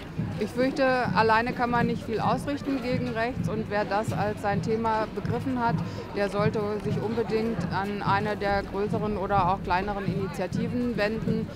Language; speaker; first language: German; native; German